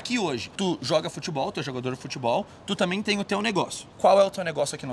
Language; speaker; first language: Portuguese; native; Portuguese